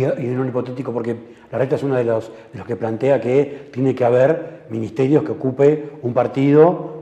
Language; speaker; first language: Spanish; native; Spanish